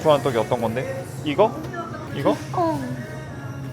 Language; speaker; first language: Korean; native; Korean